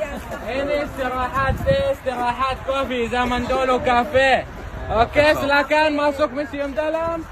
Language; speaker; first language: Indonesian; non-native, learner; Arabic